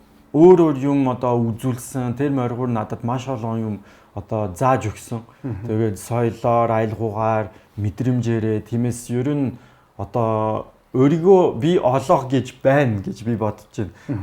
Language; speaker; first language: Mongolian; non-native, fluent; French